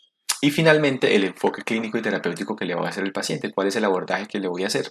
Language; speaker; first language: Spanish; native; Spanish